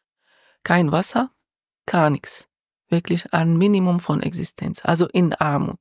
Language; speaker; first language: German; non-native, learner; Arabic